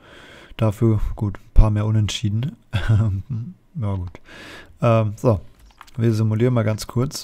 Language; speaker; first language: German; native; German